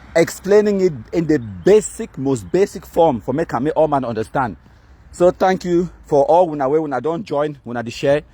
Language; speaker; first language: Nigerian Pidgin; native; Nigerian Pidgin